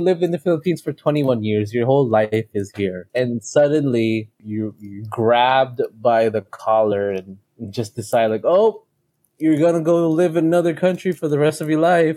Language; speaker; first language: English; non-native, local second language; Cebuano